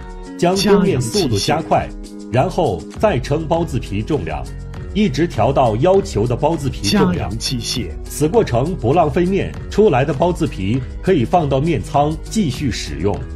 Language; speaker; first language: Chinese; native; Chinese